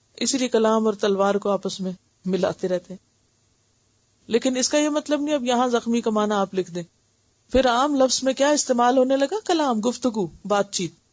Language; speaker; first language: Urdu; non-native, local second language; Punjabi